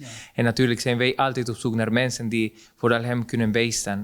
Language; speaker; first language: Dutch; non-native, fluent; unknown